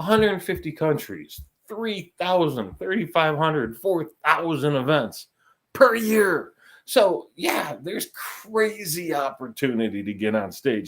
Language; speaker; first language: English; native; English